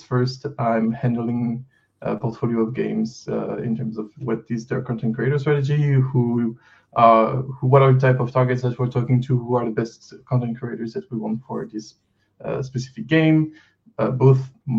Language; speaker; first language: English; non-native, fluent; French